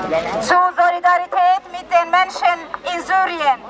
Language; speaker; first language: German; non-native, learner; Persian